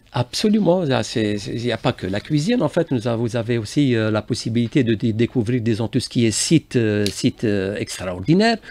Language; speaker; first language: French; non-native, local second language; Arabic